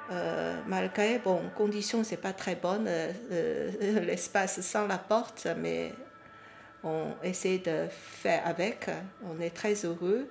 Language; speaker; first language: French; non-native, fluent; Chinese